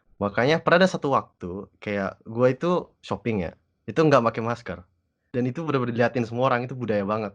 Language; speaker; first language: Indonesian; early bilingual, other home language; English